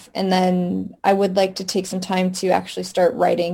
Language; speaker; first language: English; native; English